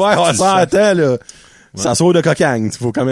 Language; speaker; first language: French; native; French